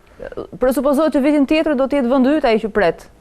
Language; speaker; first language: Albanian; native; Albanian